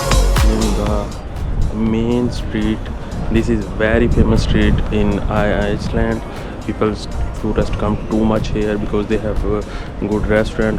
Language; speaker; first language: English; non-native, learner; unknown